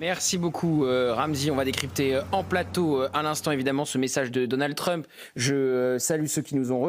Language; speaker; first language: French; native; French